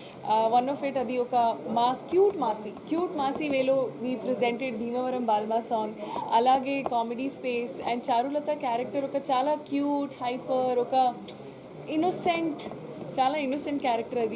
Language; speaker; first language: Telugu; non-native, learner; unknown